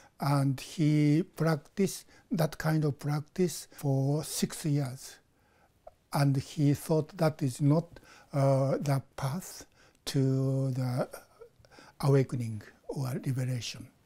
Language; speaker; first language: English; non-native, fluent; Japanese